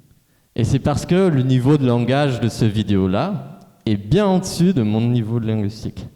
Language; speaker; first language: French; non-native, fluent; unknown